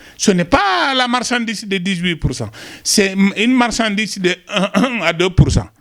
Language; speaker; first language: French; non-native, local second language; Wolof